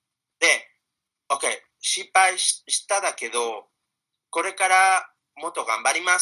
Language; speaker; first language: Japanese; non-native, fluent; Spanish